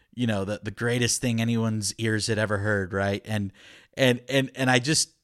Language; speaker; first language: English; early bilingual, other home language; Spanish